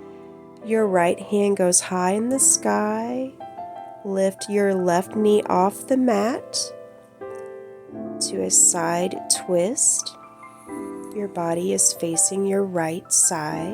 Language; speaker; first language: English; native; English